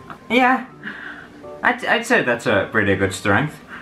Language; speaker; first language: English; non-native, fluent; Finnish